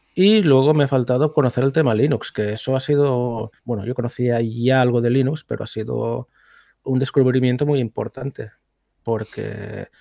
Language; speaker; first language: Spanish; native; Spanish